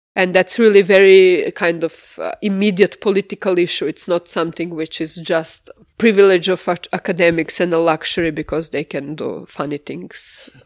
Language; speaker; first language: English; non-native, fluent; Serbian